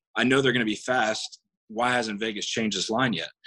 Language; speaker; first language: English; native; English